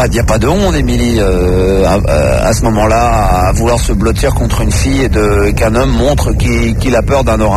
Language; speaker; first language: French; native; French